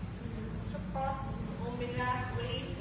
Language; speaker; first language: English; non-native, learner; Vietnamese